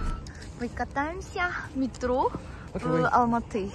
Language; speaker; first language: Russian; non-native, learner; Korean